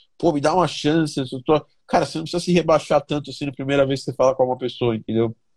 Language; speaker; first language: Portuguese; native; Portuguese